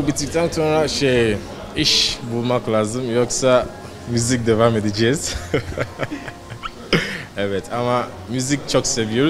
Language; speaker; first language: Turkish; non-native, learner; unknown